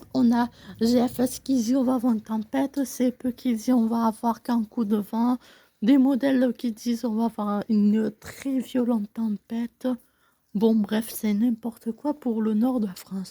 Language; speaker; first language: French; native; French